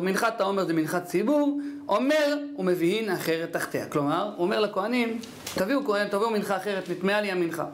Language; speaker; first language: Hebrew; native; Hebrew